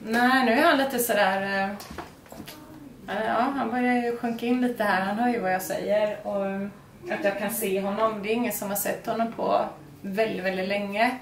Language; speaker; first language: Swedish; native; Swedish